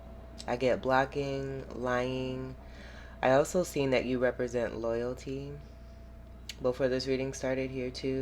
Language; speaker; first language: English; native; English